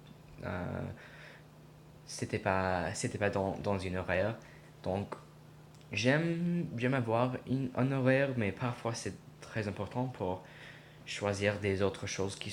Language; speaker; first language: French; non-native, learner; English